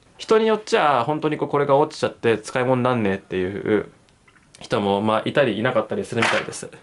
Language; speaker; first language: Japanese; native; Japanese